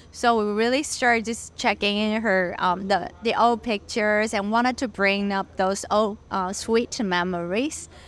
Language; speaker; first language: English; non-native, fluent; Chinese